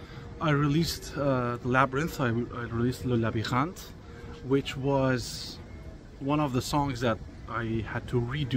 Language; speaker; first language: English; non-native, fluent; Persian